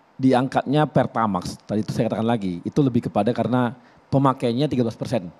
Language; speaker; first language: Indonesian; native; Indonesian